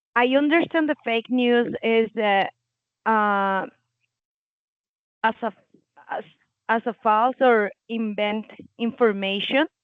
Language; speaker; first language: English; non-native, learner; Spanish